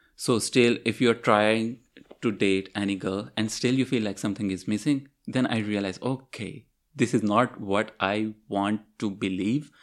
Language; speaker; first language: English; non-native, local second language; Urdu